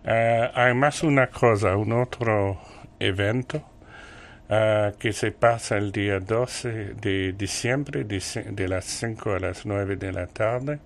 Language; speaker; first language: Spanish; non-native, learner; French